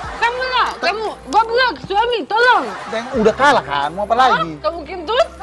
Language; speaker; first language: Indonesian; non-native, learner; Russian